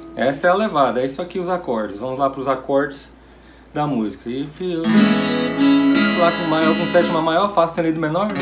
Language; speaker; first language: Portuguese; native; Portuguese